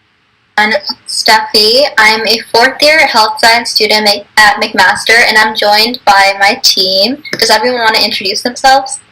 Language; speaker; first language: English; native; English